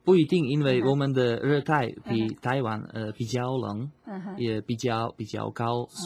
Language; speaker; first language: Chinese; non-native, fluent; Slovak